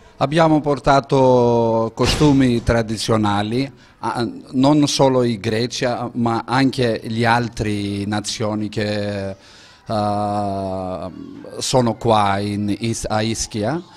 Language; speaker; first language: Italian; non-native, learner; Greek